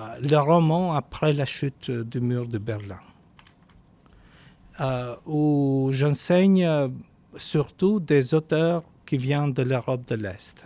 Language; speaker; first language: French; non-native, fluent; Albanian